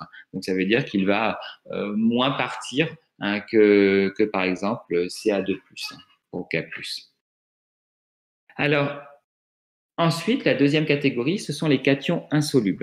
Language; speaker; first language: French; native; French